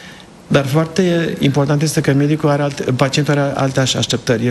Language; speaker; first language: Romanian; native; Romanian